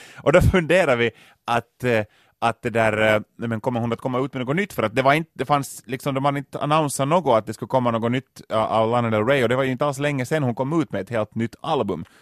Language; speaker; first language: Swedish; native; Swedish